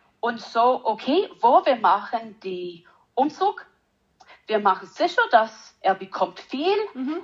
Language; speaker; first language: German; non-native, learner; English